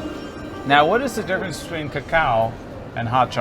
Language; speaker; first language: English; native; English